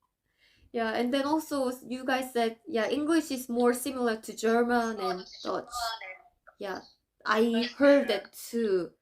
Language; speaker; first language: English; non-native, fluent; Korean